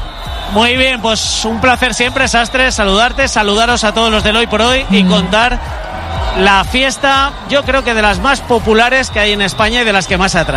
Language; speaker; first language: Spanish; native; Spanish